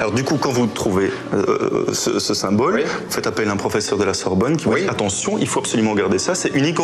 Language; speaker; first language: French; native; French